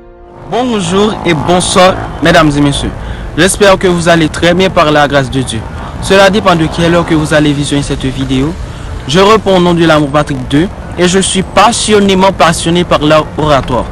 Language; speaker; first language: French; non-native, local second language; Haitian Creole